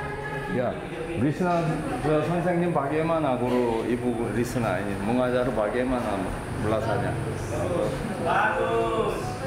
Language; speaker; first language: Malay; non-native, learner; Korean